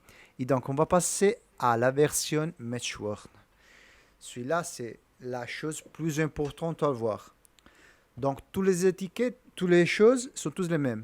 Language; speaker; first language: French; non-native, learner; Italian